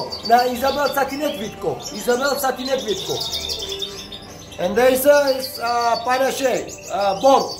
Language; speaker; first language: Dutch; non-native, learner; Turkish